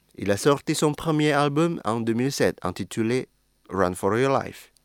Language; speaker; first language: French; non-native, fluent; Indonesian